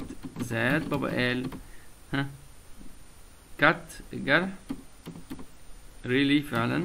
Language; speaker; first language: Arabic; native; Arabic